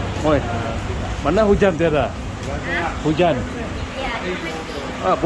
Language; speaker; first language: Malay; non-native, local second language; Iban